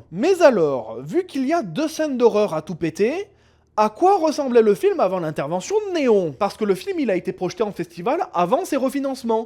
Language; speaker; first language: French; native; French